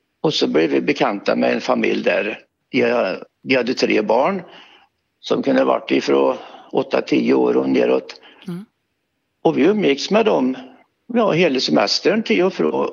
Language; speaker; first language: Swedish; native; Swedish